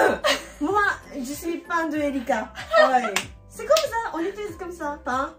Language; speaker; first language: French; non-native, learner; Japanese